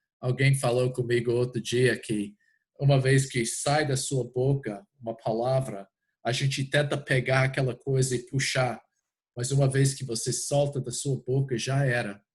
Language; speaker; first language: Portuguese; non-native, fluent; English